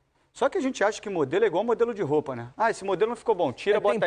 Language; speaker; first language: Portuguese; native; Portuguese